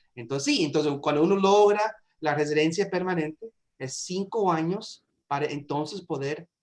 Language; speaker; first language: Spanish; early bilingual, other home language; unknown